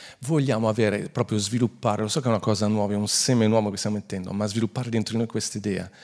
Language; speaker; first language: Italian; native; Italian